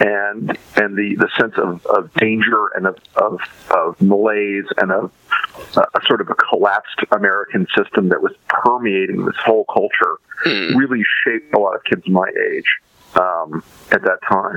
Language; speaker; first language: English; native; English